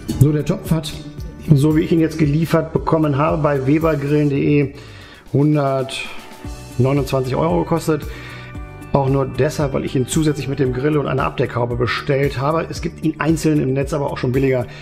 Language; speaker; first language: German; native; German